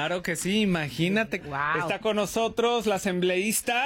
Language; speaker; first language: Spanish; early bilingual, heritage; Spanish